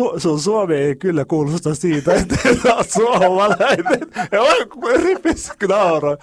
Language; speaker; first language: Finnish; non-native, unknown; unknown